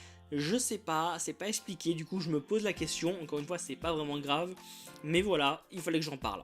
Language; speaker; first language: French; native; French